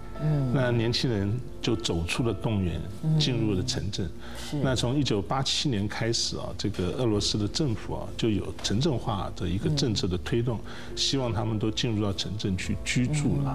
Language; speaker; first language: Chinese; native; Chinese